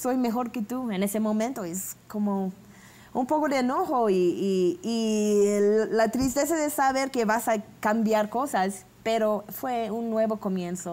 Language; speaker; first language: Spanish; non-native, fluent; English